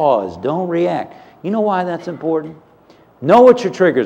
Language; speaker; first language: English; native; English